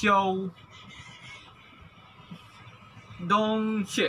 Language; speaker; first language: Chinese; non-native, learner; Malay